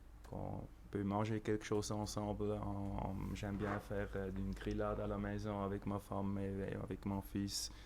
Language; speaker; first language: French; non-native, local second language; German